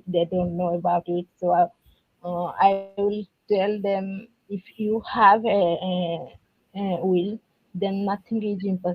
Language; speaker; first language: English; non-native, learner; Odia